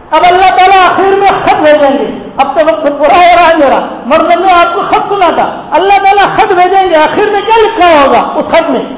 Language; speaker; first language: Urdu; non-native, local second language; Gujarati